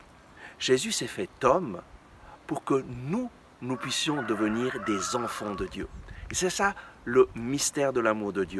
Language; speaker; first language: French; native; French